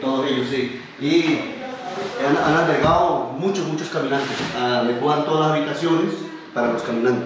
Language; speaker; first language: Spanish; native; Spanish